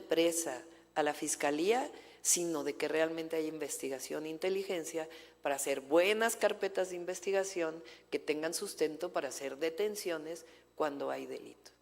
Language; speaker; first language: Spanish; native; Spanish